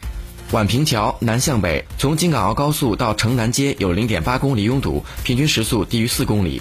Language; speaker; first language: Chinese; native; Chinese